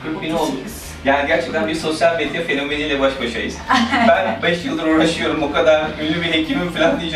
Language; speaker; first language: Turkish; native; Turkish